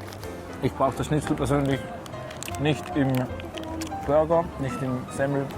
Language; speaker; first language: German; native; German